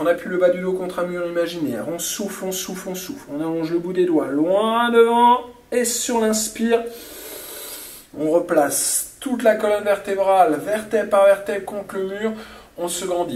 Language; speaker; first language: French; native; French